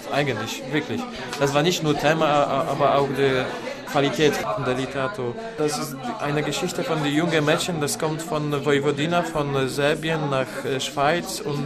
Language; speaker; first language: German; non-native, learner; Polish